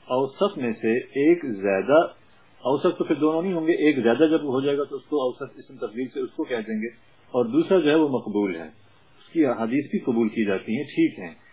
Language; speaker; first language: Urdu; non-native, local second language; Punjabi